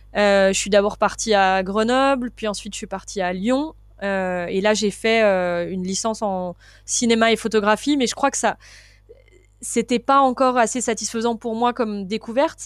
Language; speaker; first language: French; native; French